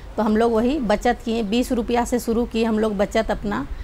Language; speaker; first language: Hindi; native; Hindi